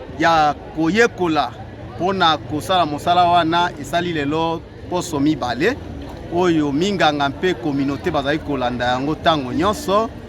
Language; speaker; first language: Lingala; native; Lingala